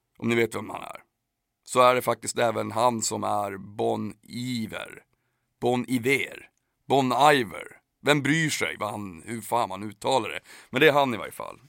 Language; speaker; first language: Swedish; native; Swedish